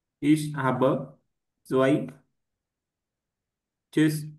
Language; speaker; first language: German; non-native, learner; Marathi